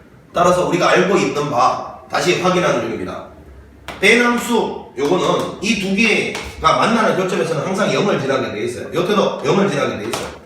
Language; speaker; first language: Korean; native; Korean